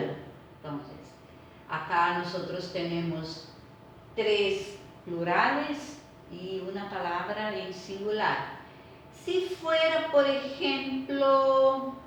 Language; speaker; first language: Spanish; non-native, fluent; Portuguese